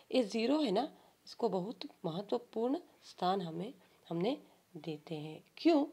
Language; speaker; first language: Hindi; non-native, local second language; Kannada